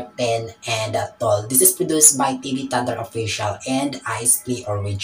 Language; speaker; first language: English; non-native, local second language; Filipino